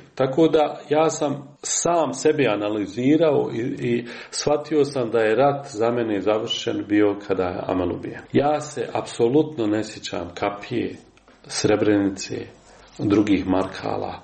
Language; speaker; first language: Serbian; native; Serbian